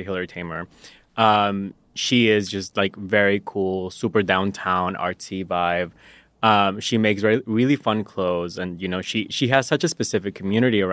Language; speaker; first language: English; non-native, fluent; Spanish